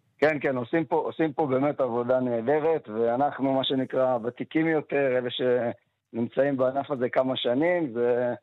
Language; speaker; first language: Hebrew; native; Hebrew